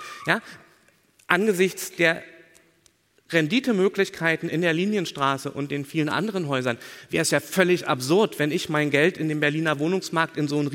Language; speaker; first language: German; native; German